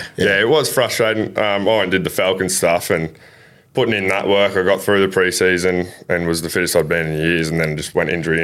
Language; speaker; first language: English; native; English